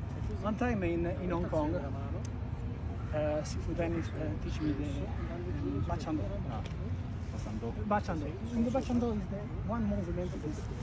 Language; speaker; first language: English; non-native, learner; Italian